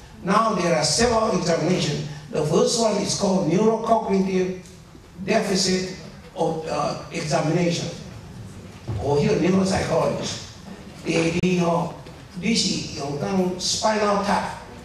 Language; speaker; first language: English; non-native, fluent; Min Nan Chinese